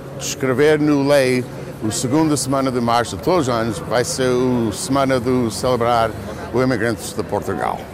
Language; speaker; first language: Portuguese; early bilingual, heritage; English